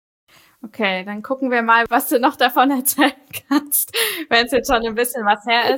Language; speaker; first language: German; native; German